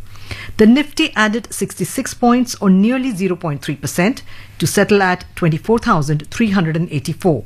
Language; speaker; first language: English; non-native, local second language; Hindi